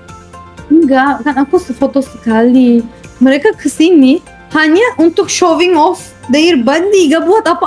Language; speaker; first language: Indonesian; non-native, fluent; Turkish